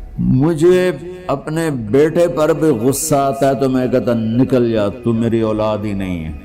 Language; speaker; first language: Urdu; non-native, local second language; Punjabi